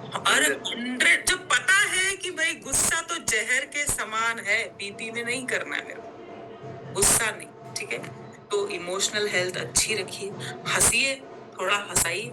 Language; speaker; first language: Hindi; non-native, local second language; Gujarati